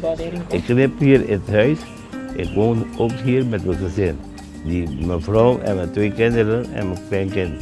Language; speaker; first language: Dutch; non-native, local second language; Papiamento